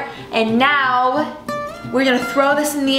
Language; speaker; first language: English; native; English